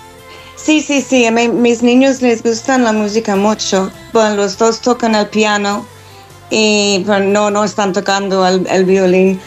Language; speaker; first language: Spanish; non-native, fluent; English